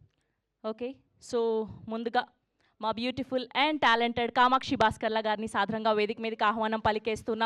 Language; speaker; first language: Telugu; native; Telugu